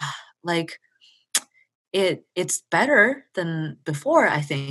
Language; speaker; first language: English; early bilingual, other home language; Chinese